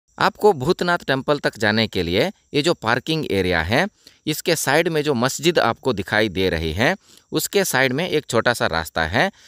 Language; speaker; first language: Hindi; non-native, local second language; Kannada